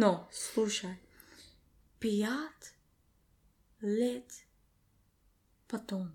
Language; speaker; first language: Russian; non-native, learner; English